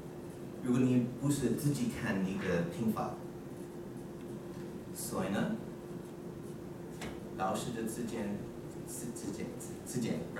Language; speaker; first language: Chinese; non-native, learner; English